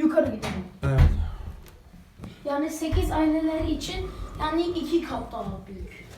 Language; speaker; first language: Turkish; early bilingual, heritage; Turkish